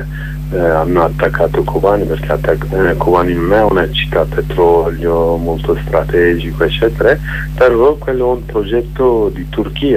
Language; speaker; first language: Italian; non-native, learner; Kurdish